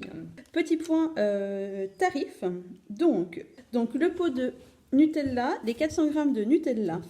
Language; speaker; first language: French; native; French